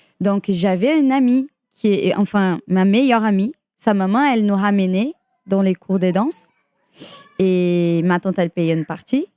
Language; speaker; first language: French; non-native, fluent; Portuguese